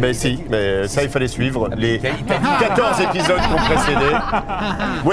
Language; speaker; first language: French; native; French